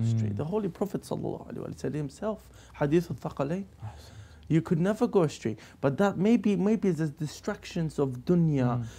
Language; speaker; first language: English; native; English